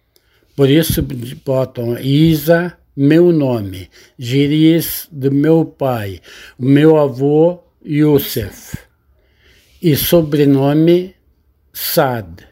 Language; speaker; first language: Portuguese; non-native, learner; Arabic